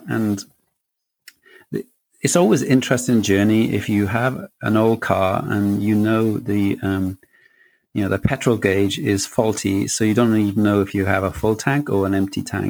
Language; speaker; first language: English; native; English